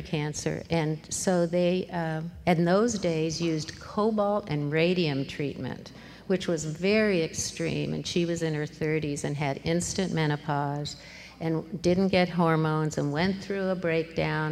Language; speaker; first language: English; native; English